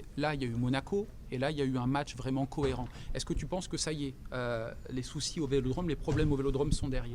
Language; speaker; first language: French; native; French